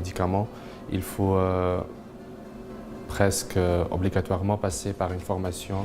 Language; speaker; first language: French; non-native, local second language; Arabic